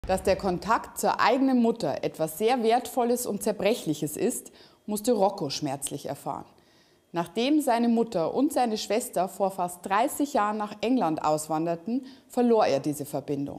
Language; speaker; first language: German; native; German